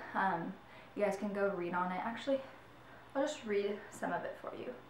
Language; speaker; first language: English; native; English